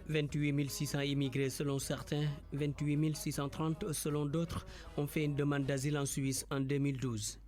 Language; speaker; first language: French; native; French